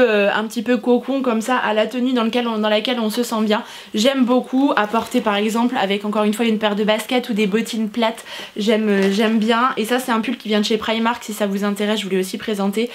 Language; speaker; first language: French; native; French